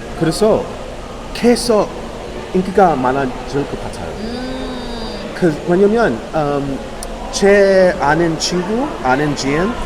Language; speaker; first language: Korean; non-native, learner; English